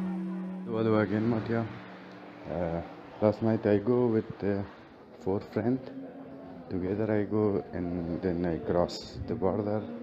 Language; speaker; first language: English; non-native, learner; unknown